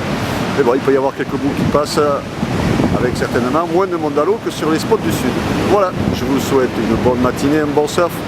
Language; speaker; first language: French; native; French